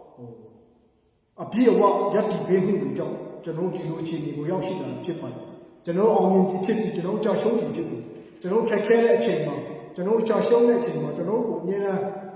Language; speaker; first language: Burmese; non-native, local second language; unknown